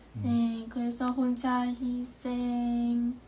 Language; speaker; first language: Korean; non-native, learner; Vietnamese